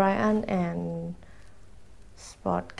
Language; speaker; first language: English; non-native, learner; Thai